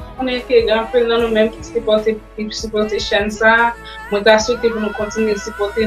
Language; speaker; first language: Haitian Creole; early bilingual, heritage; Haitian Creole